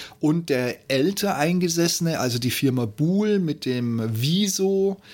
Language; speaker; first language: German; native; German